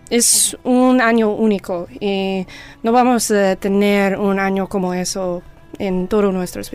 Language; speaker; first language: Spanish; non-native, learner; English